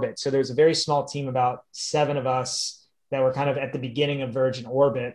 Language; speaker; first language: English; native; English